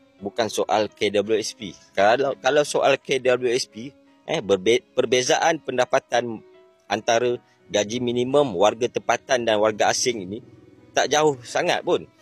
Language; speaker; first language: Malay; native; Malay